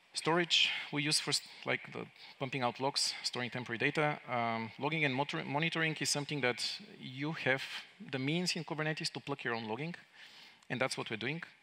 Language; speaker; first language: English; non-native, fluent; Bulgarian